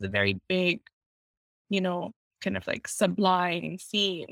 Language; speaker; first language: English; non-native, local second language; Urdu